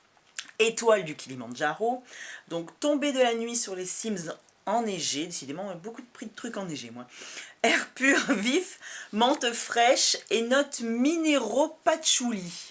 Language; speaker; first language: French; native; French